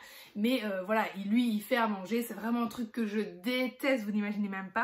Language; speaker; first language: French; native; French